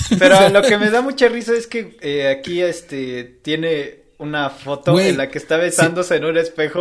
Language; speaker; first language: Spanish; native; Spanish